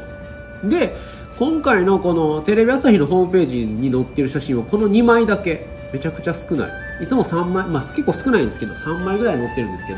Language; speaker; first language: Japanese; native; Japanese